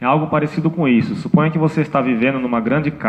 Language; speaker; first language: Portuguese; native; Portuguese